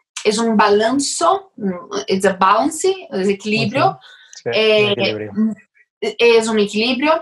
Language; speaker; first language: Spanish; non-native, fluent; Portuguese